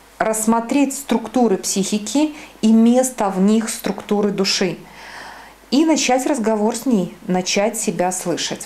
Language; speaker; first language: Russian; native; Russian